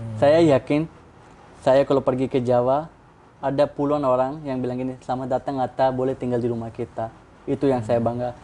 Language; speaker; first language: Indonesian; non-native, fluent; Urdu